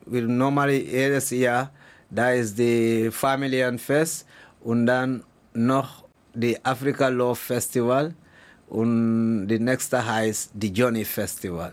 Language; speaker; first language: German; non-native, learner; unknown